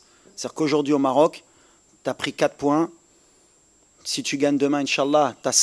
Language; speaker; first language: French; native; French